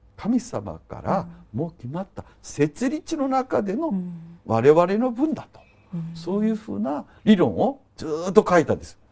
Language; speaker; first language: Japanese; non-native, fluent; Korean